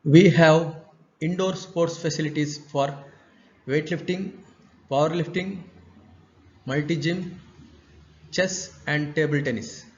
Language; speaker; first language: English; non-native, local second language; Kannada